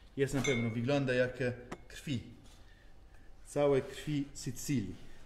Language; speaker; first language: Polish; non-native, learner; Italian